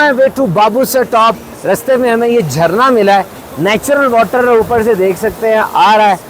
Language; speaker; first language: Urdu; native; Urdu